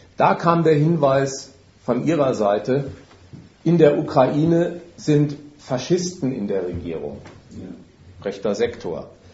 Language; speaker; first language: German; native; German